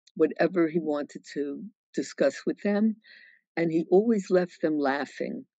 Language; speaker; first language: English; native; English